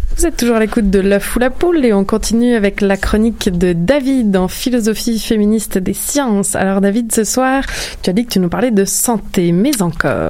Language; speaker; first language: French; native; French